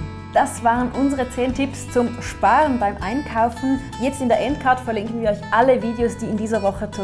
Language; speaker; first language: German; native; German